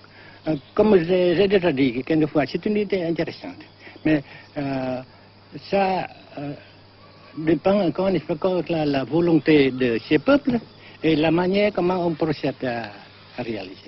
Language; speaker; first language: French; non-native, fluent; Vietnamese